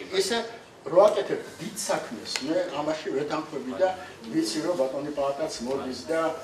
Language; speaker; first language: Georgian; non-native, local second language; Armenian